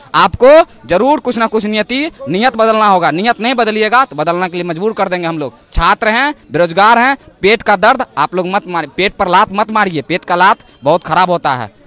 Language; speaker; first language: Hindi; native; Hindi